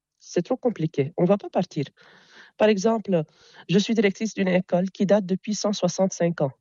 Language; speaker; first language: French; non-native, local second language; Arabic